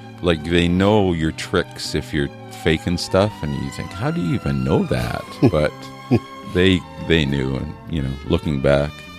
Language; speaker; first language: English; native; English